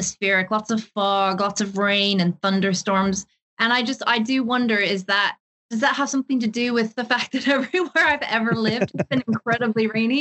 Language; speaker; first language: English; native; English